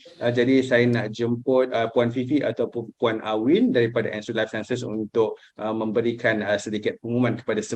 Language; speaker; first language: Malay; native; Malay